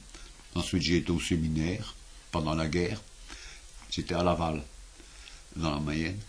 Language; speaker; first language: French; native; French